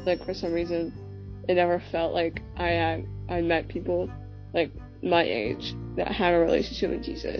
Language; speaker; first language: English; native; English